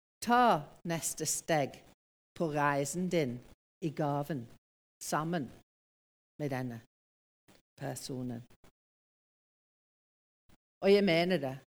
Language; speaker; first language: Norwegian; non-native, fluent; English